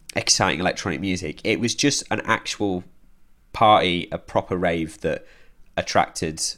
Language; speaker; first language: English; native; English